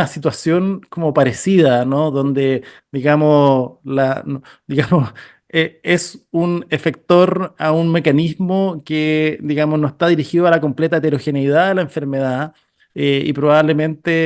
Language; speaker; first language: Spanish; native; Spanish